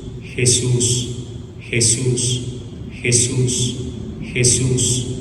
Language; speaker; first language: Spanish; native; Spanish